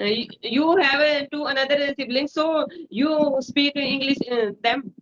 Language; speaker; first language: English; non-native, learner; Hindi